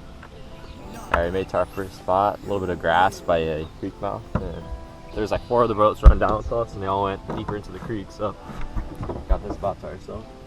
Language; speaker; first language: English; native; English